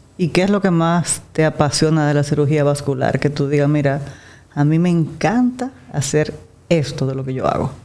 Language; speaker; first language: Spanish; native; Spanish